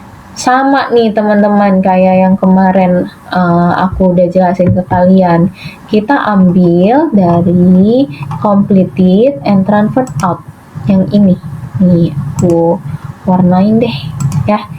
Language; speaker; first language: Indonesian; native; Indonesian